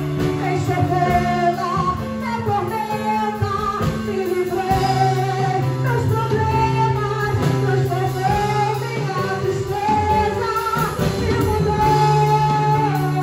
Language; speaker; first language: Portuguese; native; Portuguese